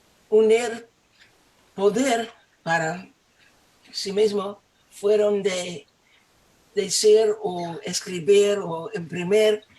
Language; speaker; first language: Spanish; non-native, fluent; English